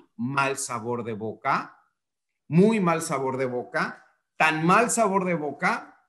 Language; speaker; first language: Spanish; native; Spanish